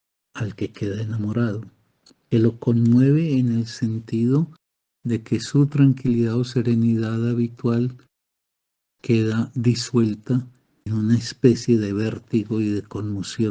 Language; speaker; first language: Spanish; native; Spanish